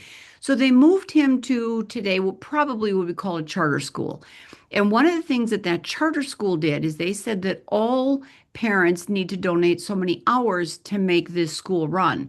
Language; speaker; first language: English; native; English